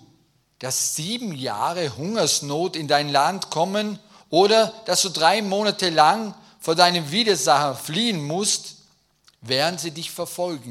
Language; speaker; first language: German; native; German